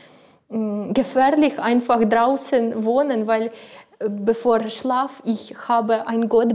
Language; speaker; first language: German; non-native, learner; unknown